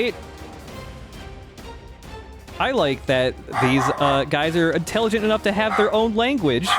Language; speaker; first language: English; native; English